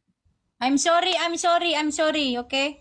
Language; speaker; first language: English; non-native, learner; Indonesian